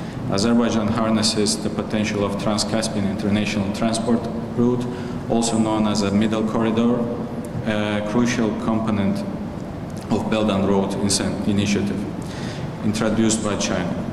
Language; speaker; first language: English; non-native, fluent; Azerbaijani